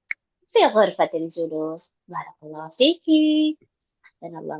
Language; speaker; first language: Arabic; non-native, fluent; Indonesian